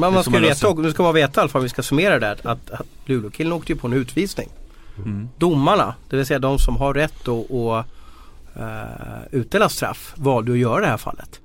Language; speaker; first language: Swedish; native; Swedish